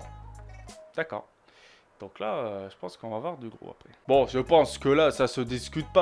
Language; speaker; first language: French; native; French